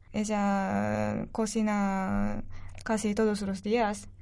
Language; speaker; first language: Spanish; non-native, learner; Japanese